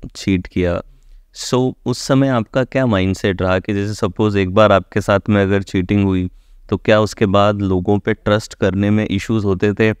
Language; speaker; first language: Hindi; native; Hindi